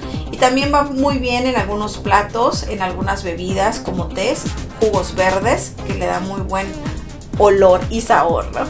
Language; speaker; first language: Spanish; native; Spanish